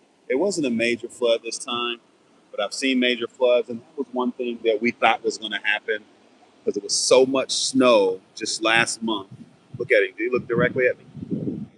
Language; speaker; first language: English; native; English